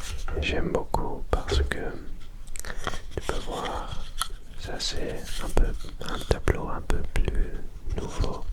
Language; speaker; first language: French; non-native, learner; Dutch